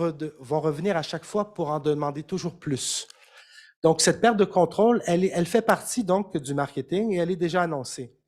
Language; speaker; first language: French; native; French